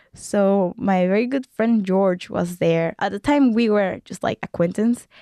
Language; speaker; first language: English; non-native, fluent; Spanish